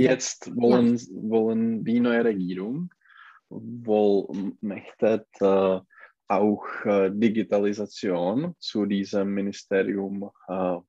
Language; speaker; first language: German; non-native, learner; Czech